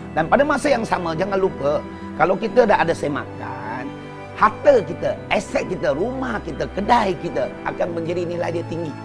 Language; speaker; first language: Malay; non-native, local second language; Chinese